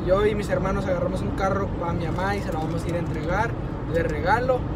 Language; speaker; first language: Spanish; early bilingual, heritage; Spanish